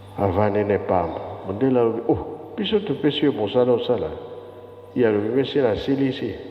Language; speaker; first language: Lingala; non-native, local second language; Kongo